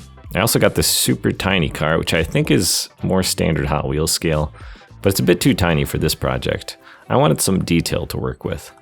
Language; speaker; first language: English; native; English